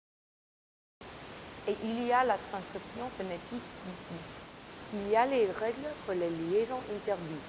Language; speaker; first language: French; non-native, learner; English